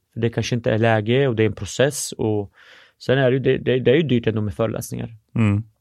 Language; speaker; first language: Swedish; early bilingual, other home language; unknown